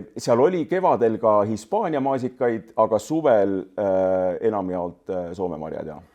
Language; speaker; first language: Estonian; native; Estonian